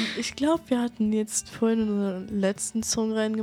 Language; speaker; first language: German; native; German